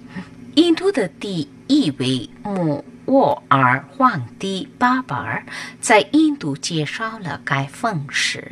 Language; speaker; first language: Chinese; non-native, fluent; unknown